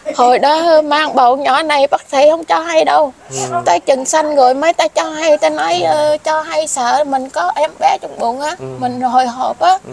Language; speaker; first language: Vietnamese; non-native, local second language; Khmer